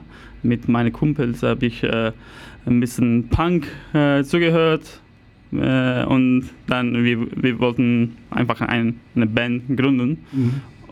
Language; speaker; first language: German; non-native, fluent; Italian